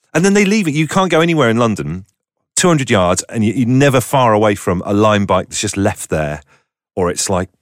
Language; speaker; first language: English; native; English